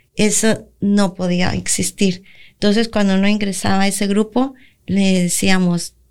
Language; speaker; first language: Spanish; native; Spanish